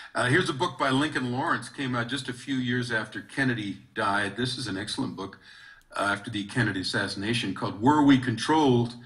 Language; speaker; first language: English; native; English